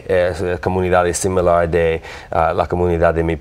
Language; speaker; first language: Spanish; non-native, learner; English